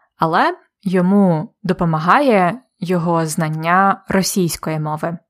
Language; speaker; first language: Ukrainian; native; Ukrainian